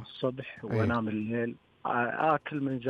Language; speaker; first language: Arabic; native; Arabic